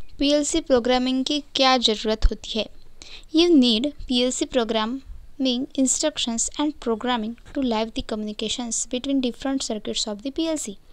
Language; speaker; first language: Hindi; non-native, local second language; Marathi